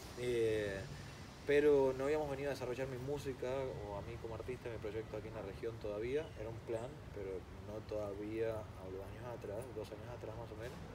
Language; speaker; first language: Spanish; early bilingual, other home language; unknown